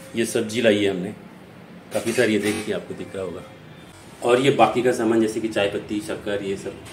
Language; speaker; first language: Hindi; non-native, local second language; Marathi